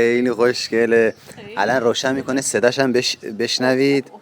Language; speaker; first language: Persian; native; Persian